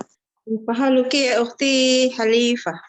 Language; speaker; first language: Arabic; non-native, learner; Malay